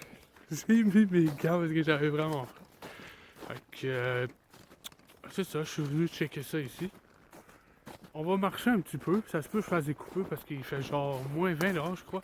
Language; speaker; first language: French; native; French